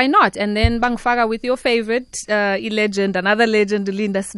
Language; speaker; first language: English; non-native, local second language; Zulu